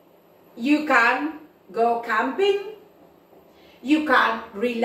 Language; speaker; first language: English; non-native, fluent; Spanish